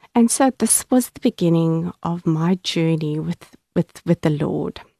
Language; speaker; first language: English; native; English